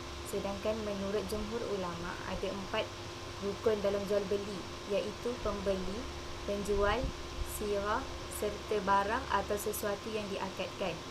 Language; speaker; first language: Malay; native; Malay